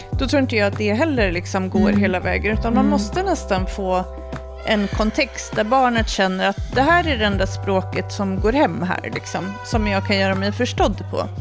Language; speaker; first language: Swedish; native; Swedish